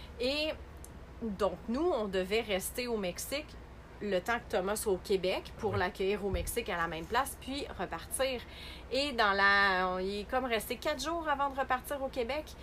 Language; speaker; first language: French; native; French